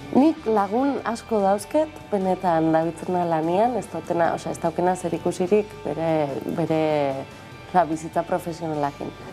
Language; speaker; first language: Basque; native; Basque